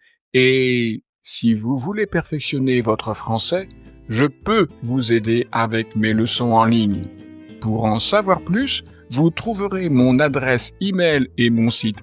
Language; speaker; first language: French; native; French